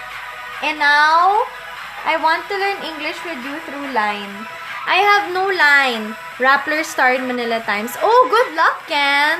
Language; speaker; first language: English; non-native, local second language; Filipino